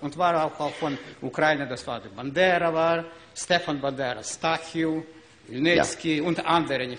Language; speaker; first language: German; non-native, learner; Ukrainian